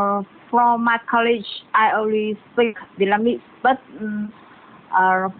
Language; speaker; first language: English; non-native, learner; Vietnamese